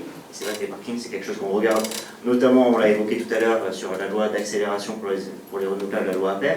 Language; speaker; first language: French; native; French